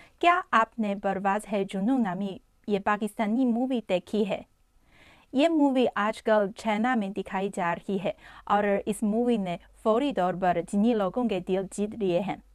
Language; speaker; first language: Hindi; non-native, fluent; Chinese